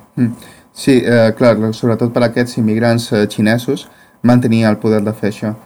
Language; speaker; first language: Catalan; native; Catalan